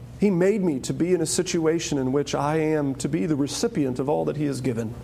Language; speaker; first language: English; native; English